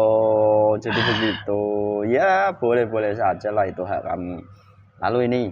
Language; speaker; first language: Indonesian; native; Indonesian